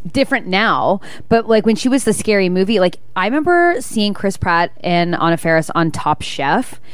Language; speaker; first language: English; native; English